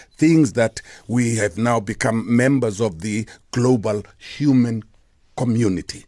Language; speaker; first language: English; non-native, local second language; Xhosa